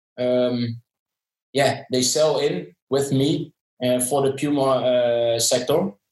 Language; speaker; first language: English; non-native, fluent; Dutch